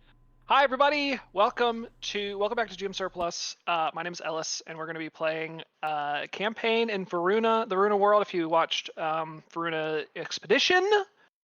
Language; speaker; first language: English; native; English